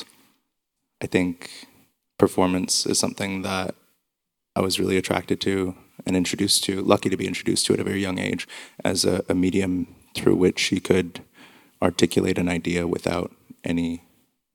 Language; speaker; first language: English; native; English